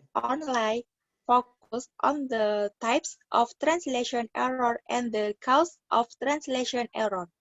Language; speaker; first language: English; non-native, learner; Indonesian